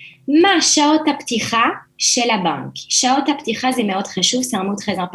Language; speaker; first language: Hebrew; non-native, fluent; French